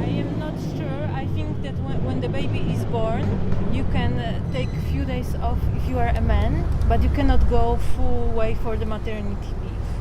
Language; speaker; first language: English; non-native, fluent; Polish